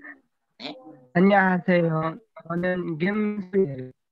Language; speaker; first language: Korean; non-native, learner; Thai